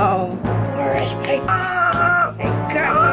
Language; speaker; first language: English; native; English